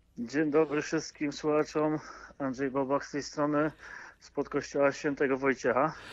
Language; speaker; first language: Polish; native; Polish